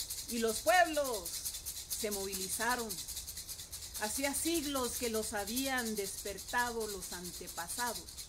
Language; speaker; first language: Spanish; early bilingual, heritage; Spanish